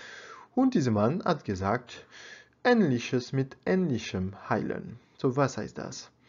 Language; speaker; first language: German; non-native, learner; French